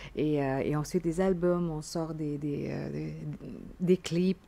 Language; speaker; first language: French; non-native, fluent; Indonesian